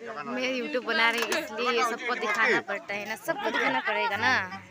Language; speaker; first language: Hindi; non-native, local second language; Assamese